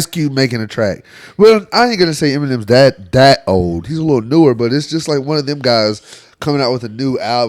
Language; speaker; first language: English; native; English